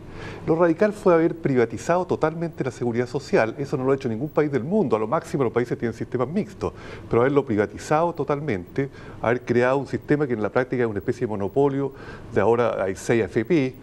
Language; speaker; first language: Spanish; native; Spanish